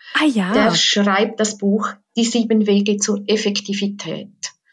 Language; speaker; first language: German; native; German